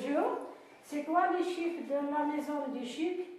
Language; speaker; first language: French; non-native, learner; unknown